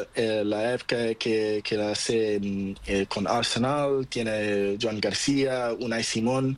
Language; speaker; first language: Spanish; non-native, learner; Portuguese